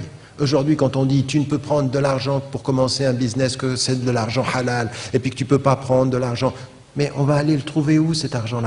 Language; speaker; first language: French; native; French